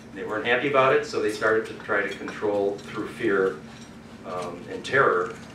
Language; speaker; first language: English; native; English